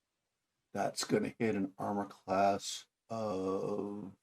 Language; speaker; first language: English; native; English